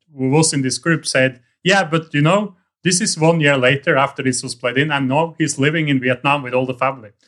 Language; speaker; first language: English; non-native, fluent; Norwegian